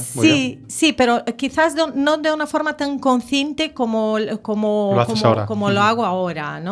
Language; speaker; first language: Spanish; native; Spanish